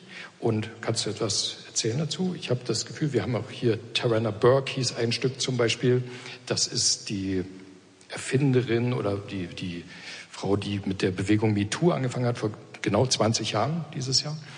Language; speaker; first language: German; native; German